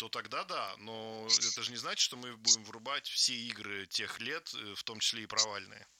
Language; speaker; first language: Russian; native; Russian